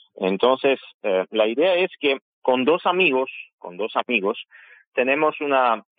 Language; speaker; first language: Spanish; non-native, fluent; Armenian